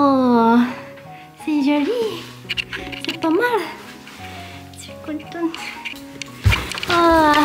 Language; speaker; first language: French; non-native, learner; Japanese